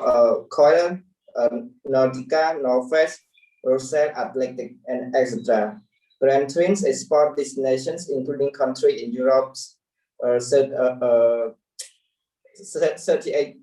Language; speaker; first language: English; non-native, learner; Khmer